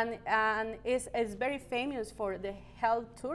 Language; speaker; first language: English; non-native, learner; Spanish